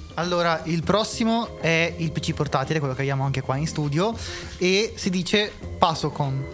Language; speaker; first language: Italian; native; Italian